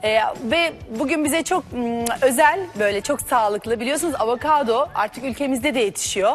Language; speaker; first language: Turkish; native; Turkish